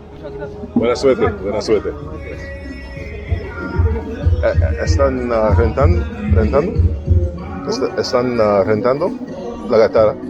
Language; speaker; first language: Spanish; non-native, learner; English